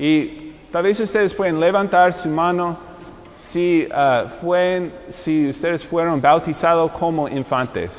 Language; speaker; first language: Spanish; non-native, fluent; English